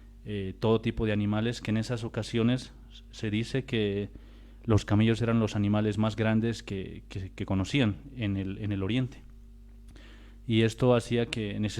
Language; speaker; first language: Spanish; native; Spanish